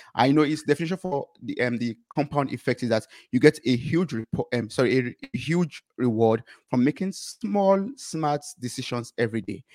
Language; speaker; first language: English; non-native, local second language; Yoruba